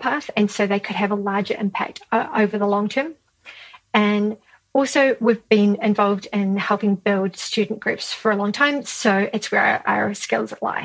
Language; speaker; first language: English; native; English